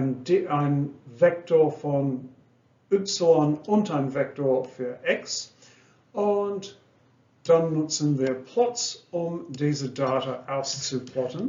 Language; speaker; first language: German; non-native, fluent; English